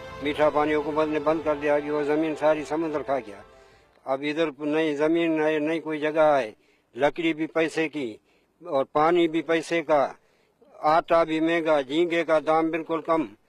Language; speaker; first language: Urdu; non-native, local second language; Sindhi